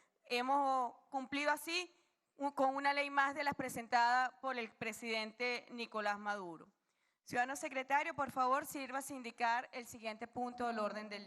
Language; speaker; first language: Spanish; native; Spanish